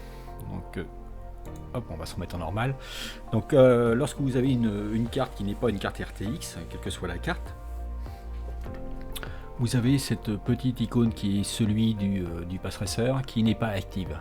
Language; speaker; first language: French; native; French